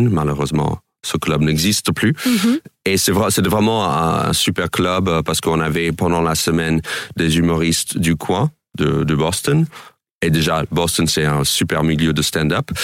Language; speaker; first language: French; non-native, fluent; English